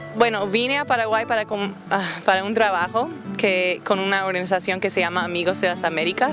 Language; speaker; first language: Spanish; non-native, fluent; English